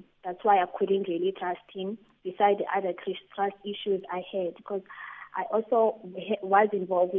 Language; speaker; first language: English; non-native, local second language; Xhosa